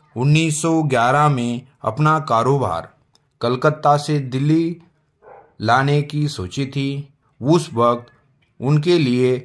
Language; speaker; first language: Hindi; non-native, local second language; Marathi